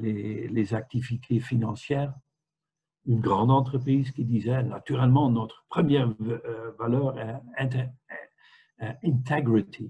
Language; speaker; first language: French; non-native, fluent; Dutch